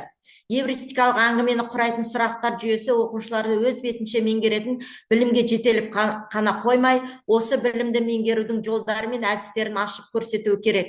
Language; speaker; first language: Kazakh; native; Kazakh